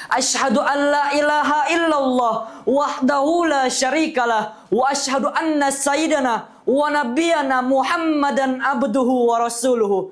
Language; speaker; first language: Arabic; non-native, learner; Indonesian